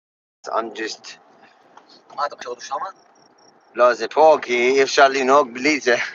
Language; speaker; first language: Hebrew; early bilingual, heritage; Hebrew